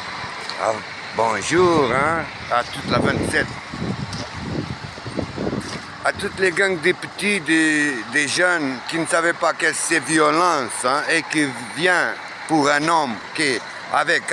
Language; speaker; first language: French; non-native, learner; Portuguese